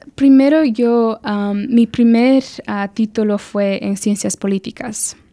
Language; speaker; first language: Spanish; early bilingual, heritage; Spanish